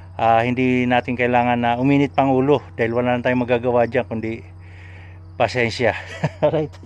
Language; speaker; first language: Filipino; non-native, local second language; Cebuano